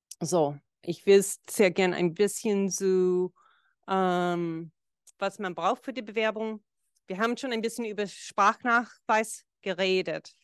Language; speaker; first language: German; non-native, fluent; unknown